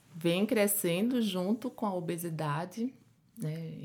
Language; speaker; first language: Portuguese; native; Portuguese